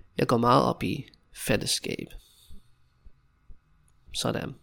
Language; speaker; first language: Danish; non-native, fluent; English